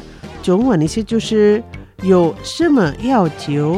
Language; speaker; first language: Chinese; early bilingual, heritage; Chinese